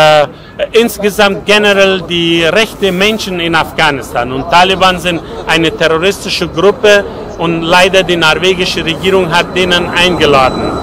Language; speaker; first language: German; non-native, learner; Persian